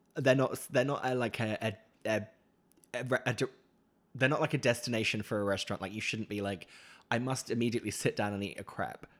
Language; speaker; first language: English; native; English